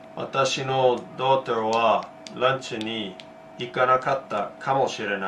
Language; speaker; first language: Japanese; non-native, learner; English